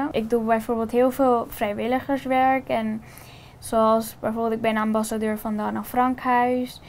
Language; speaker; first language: Dutch; early bilingual, other home language; Spanish